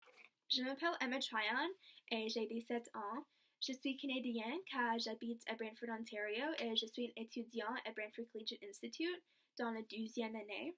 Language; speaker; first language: French; non-native, learner; English